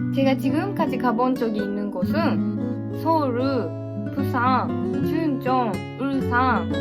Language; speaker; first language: Korean; non-native, learner; Japanese